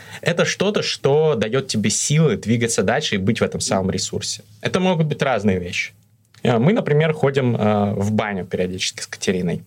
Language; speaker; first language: Russian; native; Russian